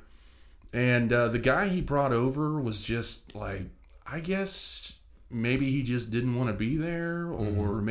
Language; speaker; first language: English; native; English